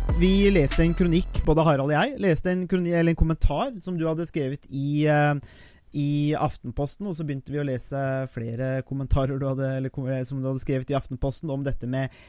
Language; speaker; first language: Norwegian; native; Norwegian